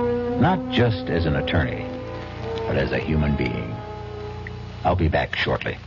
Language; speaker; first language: English; native; English